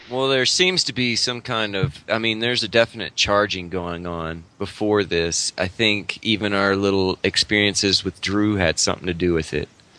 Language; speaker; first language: English; native; English